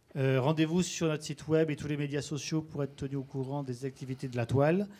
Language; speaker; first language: French; native; French